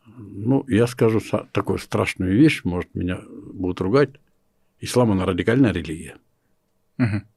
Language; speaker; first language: Russian; non-native, local second language; Kyrgyz